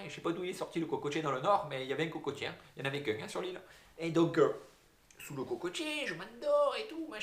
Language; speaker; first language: French; native; French